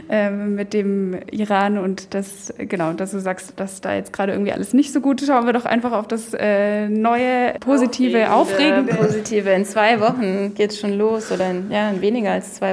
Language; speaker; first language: German; native; German